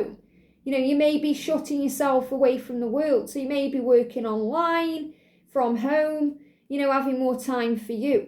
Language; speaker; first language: English; native; English